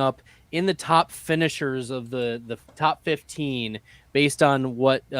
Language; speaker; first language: English; native; English